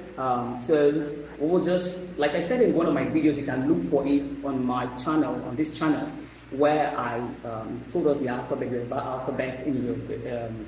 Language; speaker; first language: English; non-native, local second language; Yoruba